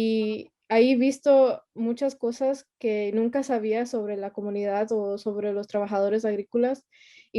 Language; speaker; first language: Spanish; early bilingual, heritage; Spanish